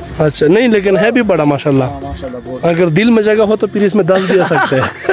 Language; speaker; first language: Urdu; non-native, local second language; Pashto